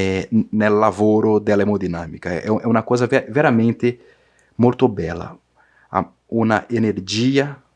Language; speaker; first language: Italian; non-native, learner; Portuguese